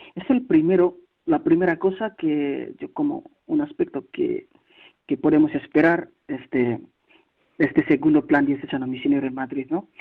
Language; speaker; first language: Spanish; non-native, fluent; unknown